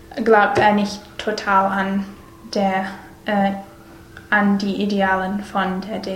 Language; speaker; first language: German; non-native, learner; English